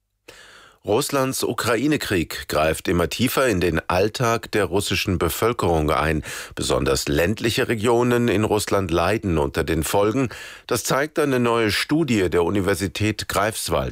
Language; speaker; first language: German; native; German